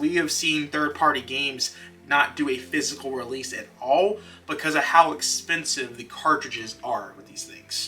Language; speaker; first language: English; native; English